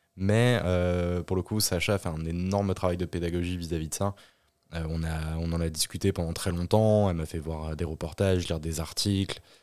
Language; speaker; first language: French; native; French